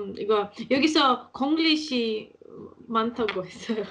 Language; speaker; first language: Korean; non-native, learner; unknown